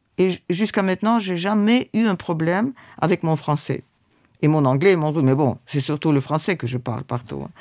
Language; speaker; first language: French; non-native, fluent; Russian